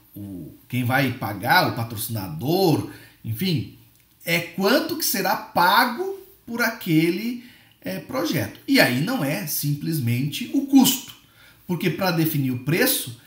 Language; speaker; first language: Portuguese; native; Portuguese